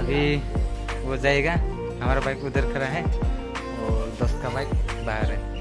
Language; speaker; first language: Hindi; non-native, local second language; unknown